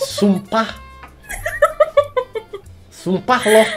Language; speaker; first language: Indonesian; non-native, fluent; English